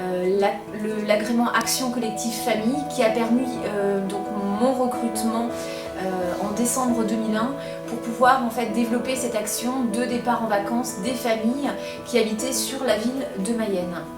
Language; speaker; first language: French; native; French